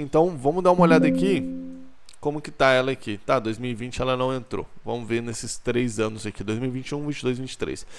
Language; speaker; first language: Portuguese; native; Portuguese